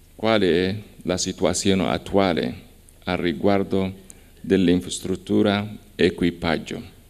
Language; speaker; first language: Italian; non-native, fluent; Amharic